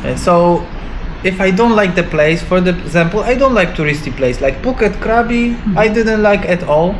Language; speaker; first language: English; non-native, learner; Polish